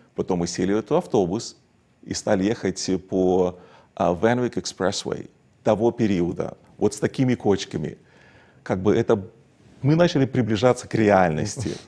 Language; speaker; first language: Russian; native; Russian